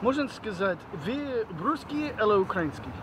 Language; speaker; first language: Russian; non-native, learner; English